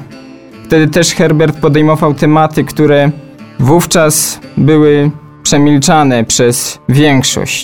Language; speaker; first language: Polish; native; Polish